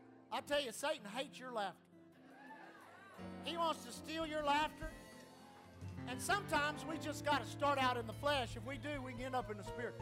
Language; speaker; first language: English; native; English